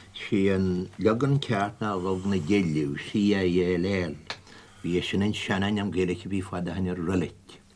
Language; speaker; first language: Irish; native; Irish